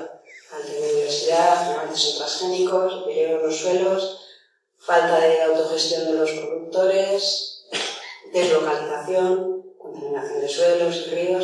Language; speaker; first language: Spanish; native; Spanish